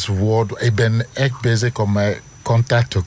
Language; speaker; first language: Dutch; non-native, fluent; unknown